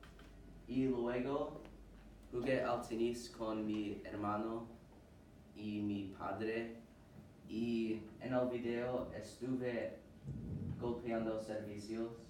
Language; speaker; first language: Spanish; non-native, learner; English